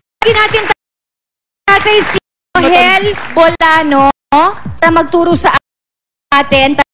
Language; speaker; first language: Filipino; native; Filipino